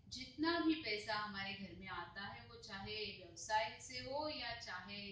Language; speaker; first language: Hindi; non-native, local second language; Marathi